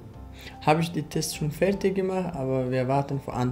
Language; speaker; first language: German; non-native, learner; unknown